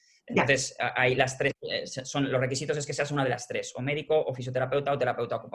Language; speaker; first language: Spanish; native; Spanish